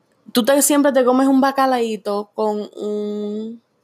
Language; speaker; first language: Spanish; native; Spanish